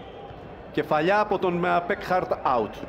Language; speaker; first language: Greek; native; Greek